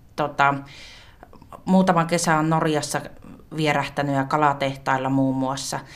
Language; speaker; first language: Finnish; native; Finnish